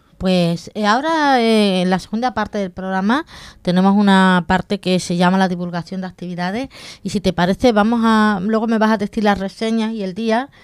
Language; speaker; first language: Spanish; native; Spanish